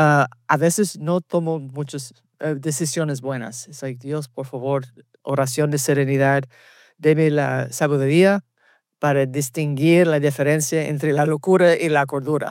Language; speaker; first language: Spanish; early bilingual, heritage; Spanish